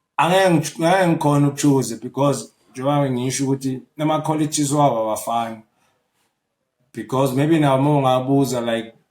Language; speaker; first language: Zulu; native; Zulu